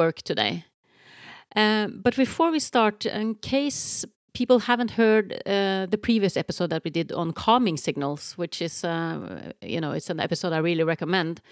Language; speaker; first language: English; non-native, fluent; Norwegian